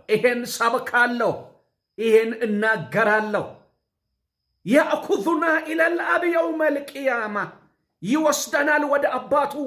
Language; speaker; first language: Amharic; non-native, local second language; Oromo